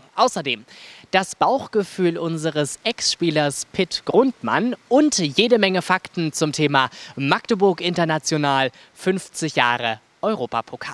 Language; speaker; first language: German; native; German